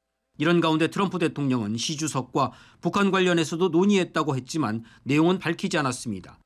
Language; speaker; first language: Korean; native; Korean